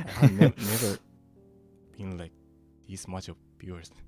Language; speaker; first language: English; non-native, fluent; Japanese